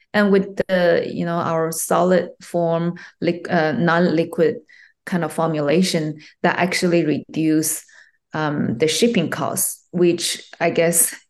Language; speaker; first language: English; non-native, fluent; Chinese